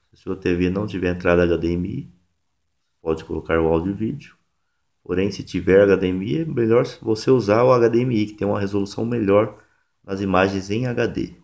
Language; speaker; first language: Portuguese; native; Portuguese